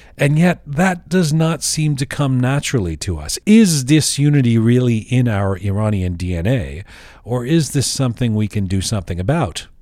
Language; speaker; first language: English; early bilingual, other home language; Persian